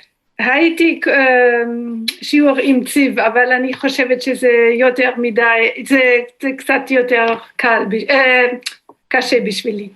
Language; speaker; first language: Hebrew; non-native, learner; German